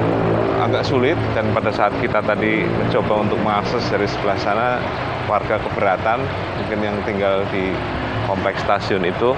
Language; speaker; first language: Indonesian; native; Indonesian